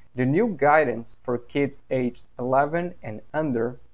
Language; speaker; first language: English; non-native, fluent; Portuguese